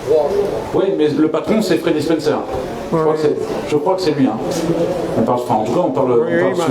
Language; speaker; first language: French; native; French